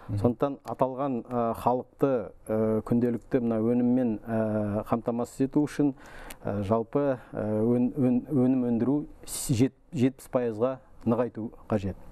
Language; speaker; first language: Kazakh; native; Kazakh